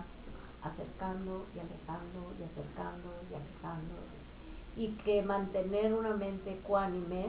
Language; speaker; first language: Spanish; native; Spanish